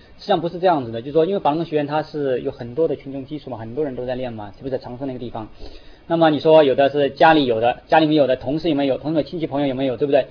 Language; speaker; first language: Chinese; native; Chinese